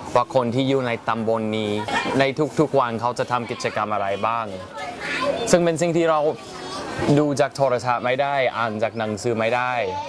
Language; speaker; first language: Thai; non-native, fluent; English